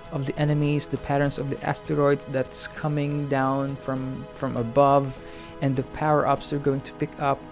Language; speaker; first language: English; non-native, local second language; Hiligaynon